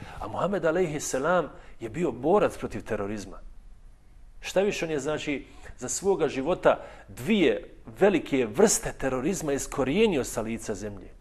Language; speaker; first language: Bosnian; native; Bosnian